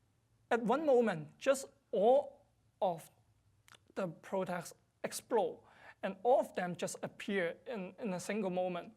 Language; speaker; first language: English; non-native, fluent; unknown